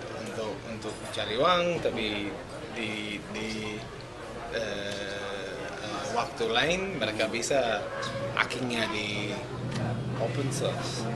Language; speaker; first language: Indonesian; non-native, learner; English